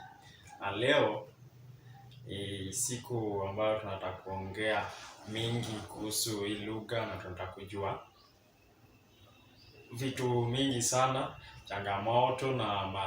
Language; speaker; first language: Swahili; non-native, local second language; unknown